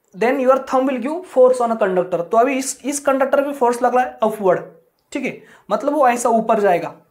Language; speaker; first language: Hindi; non-native, local second language; Marathi